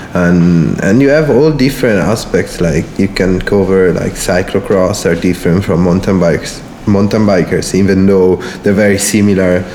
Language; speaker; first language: English; non-native, fluent; Italian